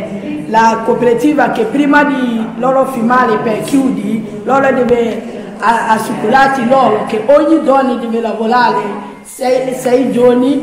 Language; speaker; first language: Italian; non-native, learner; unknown